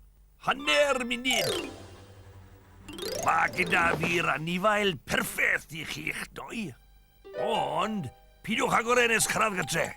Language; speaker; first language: Welsh; native; Welsh